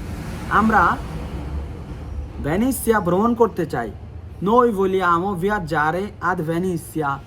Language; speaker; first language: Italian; non-native, fluent; Bangla